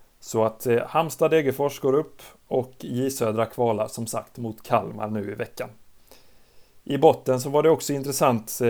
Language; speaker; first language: Swedish; native; Swedish